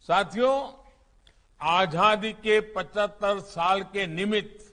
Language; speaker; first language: Hindi; non-native, local second language; Gujarati